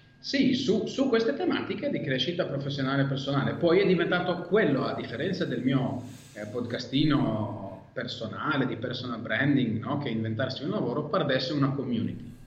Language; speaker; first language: Italian; non-native, fluent; Hebrew